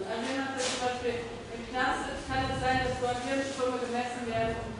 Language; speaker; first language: German; native; German